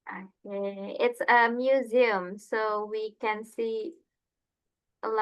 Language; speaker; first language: English; non-native, fluent; Indonesian